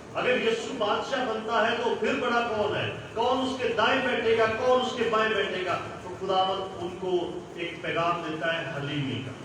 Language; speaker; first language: Urdu; non-native, local second language; Punjabi